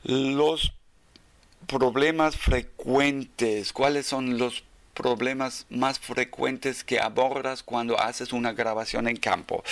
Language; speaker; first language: Spanish; non-native, fluent; German